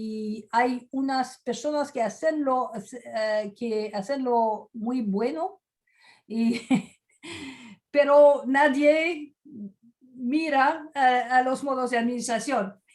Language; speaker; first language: Spanish; non-native, fluent; French